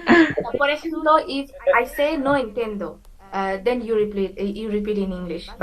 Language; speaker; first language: Spanish; non-native, learner; Bangla